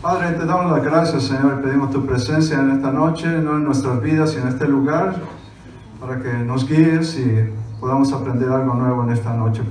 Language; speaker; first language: Spanish; native; Spanish